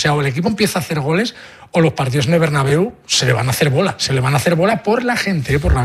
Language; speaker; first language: Spanish; native; Spanish